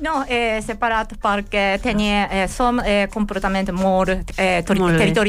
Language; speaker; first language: Catalan; non-native, learner; Japanese